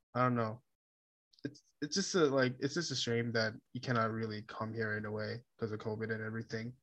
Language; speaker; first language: English; non-native, fluent; Korean